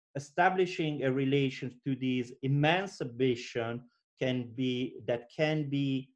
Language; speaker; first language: English; non-native, fluent; Italian